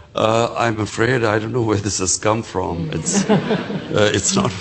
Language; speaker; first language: English; non-native, local second language; Urdu